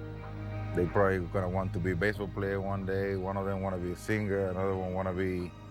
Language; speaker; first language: English; non-native, fluent; Spanish